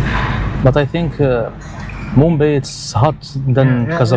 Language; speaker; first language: English; non-native, local second language; Arabic